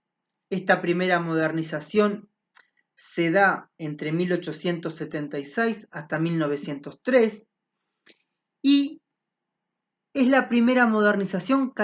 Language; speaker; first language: Spanish; native; Spanish